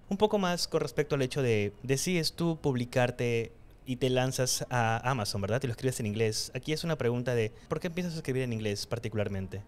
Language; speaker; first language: Spanish; native; Spanish